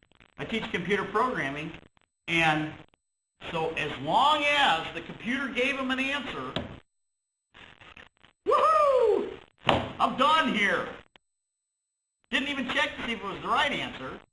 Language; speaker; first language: English; native; English